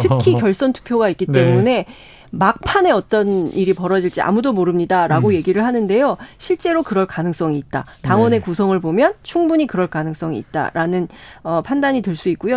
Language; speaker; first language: Korean; native; Korean